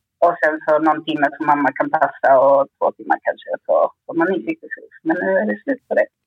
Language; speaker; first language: Swedish; early bilingual, other home language; Spanish